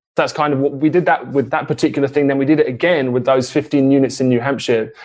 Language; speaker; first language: English; native; English